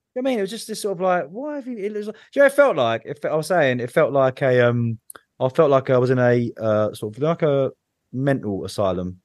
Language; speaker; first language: English; native; English